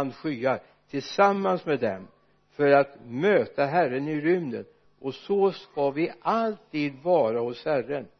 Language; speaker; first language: Swedish; native; Swedish